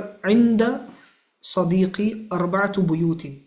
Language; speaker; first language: Arabic; non-native, fluent; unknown